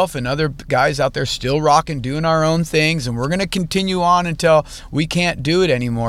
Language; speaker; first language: English; native; English